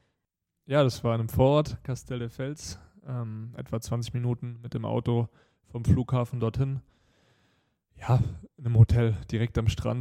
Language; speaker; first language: German; native; German